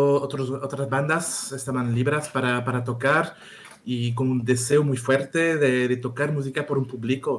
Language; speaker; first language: Spanish; non-native, learner; French